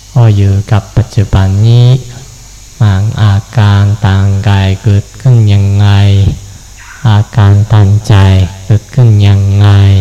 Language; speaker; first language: Thai; non-native, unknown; Japanese